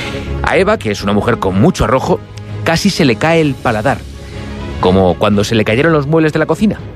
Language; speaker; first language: Spanish; native; Spanish